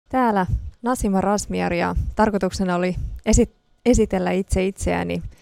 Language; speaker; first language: Finnish; early bilingual, other home language; Persian